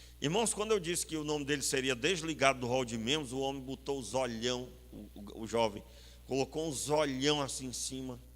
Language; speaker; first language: Portuguese; native; Portuguese